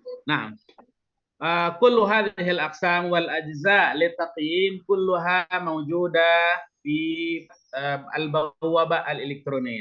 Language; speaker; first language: Arabic; non-native, fluent; Indonesian